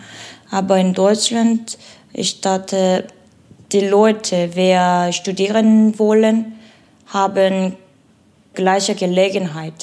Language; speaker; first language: German; non-native, learner; Korean